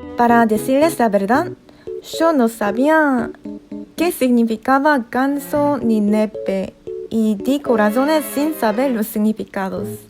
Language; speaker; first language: Spanish; non-native, fluent; Korean